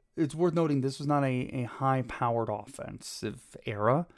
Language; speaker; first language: English; native; English